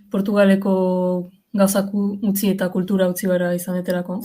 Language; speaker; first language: Basque; early bilingual, other home language; Portuguese